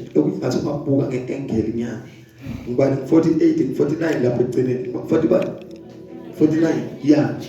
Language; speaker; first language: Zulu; non-native, local second language; Swati